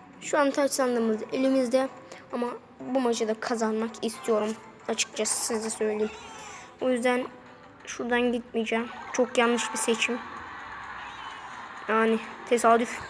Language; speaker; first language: Turkish; native; Turkish